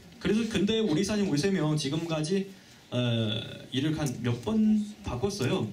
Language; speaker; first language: Korean; non-native, fluent; Chinese